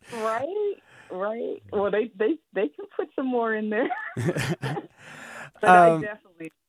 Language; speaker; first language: English; native; English